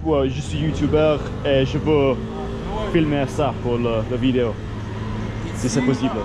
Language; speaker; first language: French; non-native, learner; English